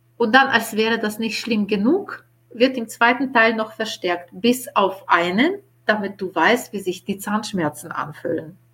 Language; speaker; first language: German; non-native, fluent; Ukrainian